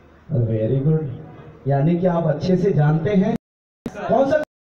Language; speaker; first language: Hindi; native; Hindi